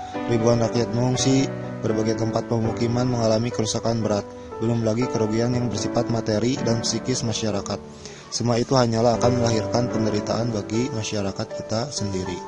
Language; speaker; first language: Indonesian; native; Indonesian